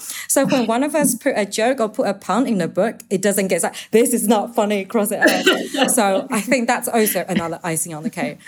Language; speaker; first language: English; non-native, fluent; Chinese